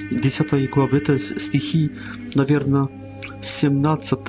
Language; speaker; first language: Polish; non-native, learner; Russian